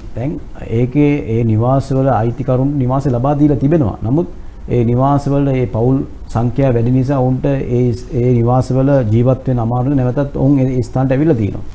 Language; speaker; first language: Sinhala; non-native, local second language; Tamil